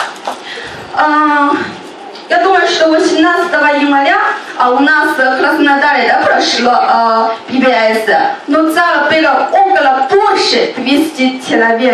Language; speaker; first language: Russian; non-native, learner; Chinese